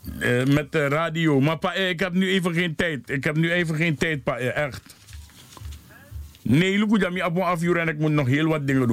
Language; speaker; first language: Dutch; native; Dutch